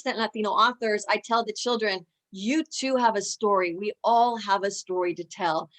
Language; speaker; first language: English; early bilingual, other home language; Spanish